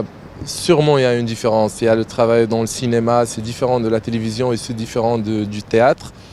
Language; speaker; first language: French; non-native, local second language; Arabic